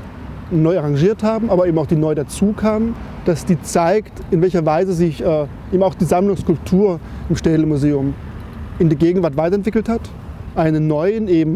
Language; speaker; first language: German; native; German